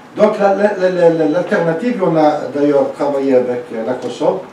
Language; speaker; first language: French; non-native, local second language; Arabic